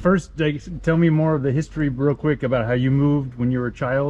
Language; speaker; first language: English; native; English